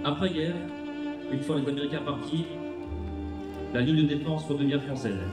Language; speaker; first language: French; native; French